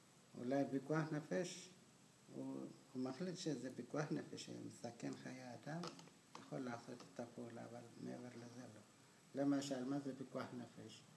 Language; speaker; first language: Hebrew; non-native, fluent; Amharic